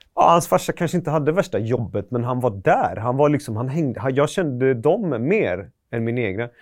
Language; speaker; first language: Swedish; early bilingual, other home language; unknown